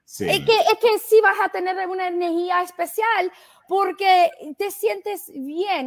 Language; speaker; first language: Spanish; early bilingual, heritage; Spanish